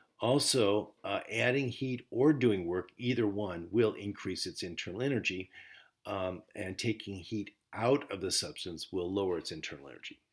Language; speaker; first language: English; native; English